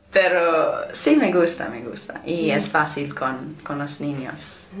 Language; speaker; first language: Spanish; non-native, fluent; English